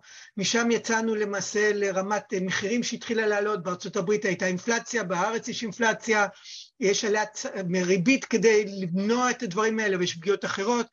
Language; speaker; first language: Hebrew; native; Hebrew